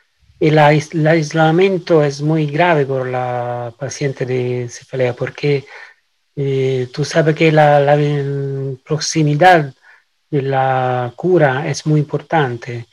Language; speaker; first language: Spanish; non-native, learner; Italian